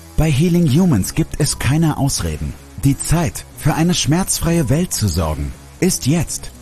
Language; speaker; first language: German; native; German